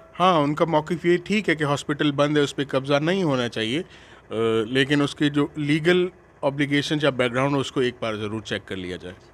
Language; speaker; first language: Urdu; non-native, local second language; Sindhi